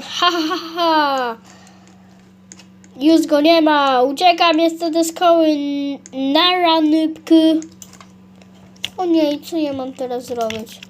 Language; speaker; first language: Polish; native; Polish